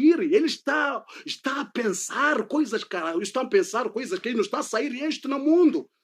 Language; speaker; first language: Portuguese; non-native, learner; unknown